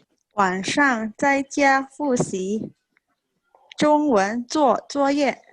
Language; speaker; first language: Chinese; non-native, learner; Indonesian